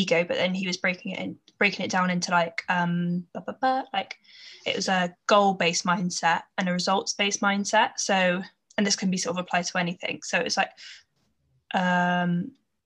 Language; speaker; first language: English; native; English